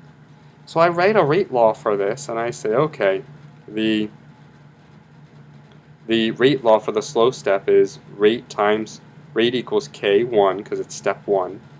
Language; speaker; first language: English; native; English